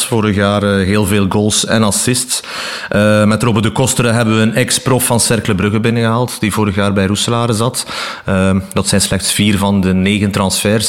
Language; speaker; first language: Dutch; native; Dutch